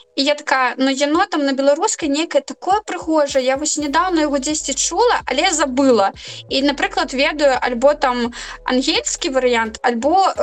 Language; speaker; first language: Belarusian; non-native, local second language; Russian